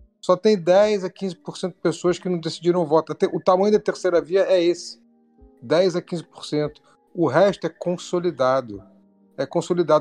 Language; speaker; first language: Portuguese; native; Portuguese